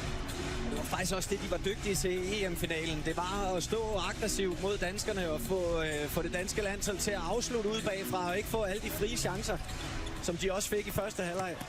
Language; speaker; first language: Danish; native; Danish